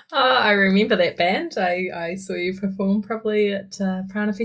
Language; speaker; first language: English; native; English